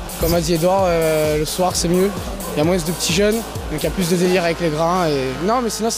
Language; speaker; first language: French; native; French